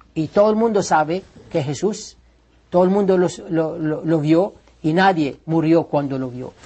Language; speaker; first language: Spanish; non-native, learner; Arabic